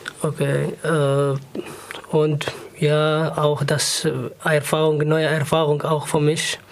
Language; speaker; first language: German; non-native, learner; Arabic